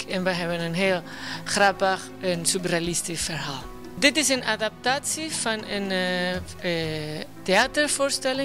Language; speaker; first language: Dutch; non-native, fluent; Spanish